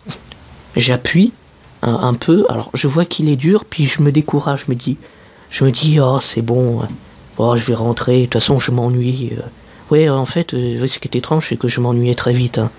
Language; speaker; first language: French; native; French